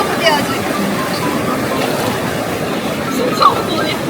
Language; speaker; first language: Korean; non-native, learner; Russian